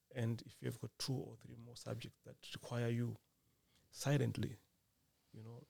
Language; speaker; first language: English; non-native, local second language; Nyanja